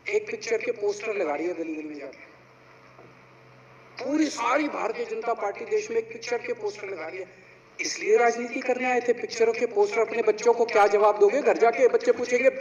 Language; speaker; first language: Hindi; native; Hindi